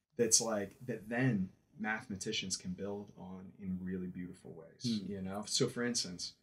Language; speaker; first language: English; native; English